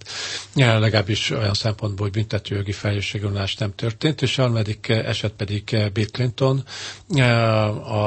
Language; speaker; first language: Hungarian; native; Hungarian